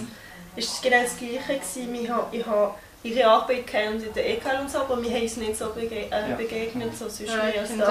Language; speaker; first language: German; non-native, local second language; French